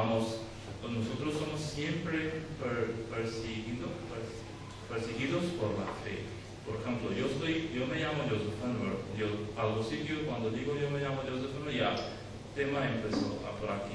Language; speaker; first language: Spanish; non-native, learner; Urdu